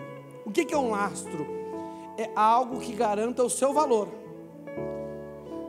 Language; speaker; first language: Portuguese; native; Portuguese